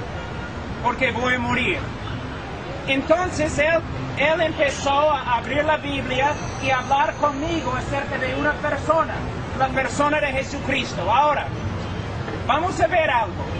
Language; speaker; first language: Spanish; non-native, fluent; English